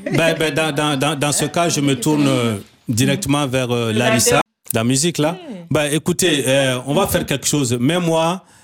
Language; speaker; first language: French; non-native, local second language; Bambara